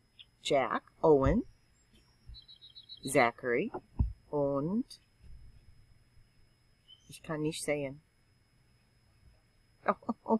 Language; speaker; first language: German; non-native, fluent; English